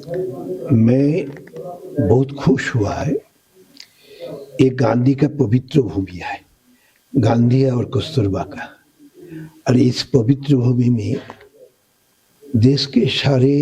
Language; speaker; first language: Hindi; non-native, local second language; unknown